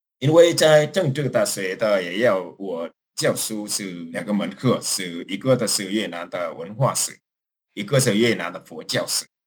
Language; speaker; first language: Chinese; non-native, fluent; Vietnamese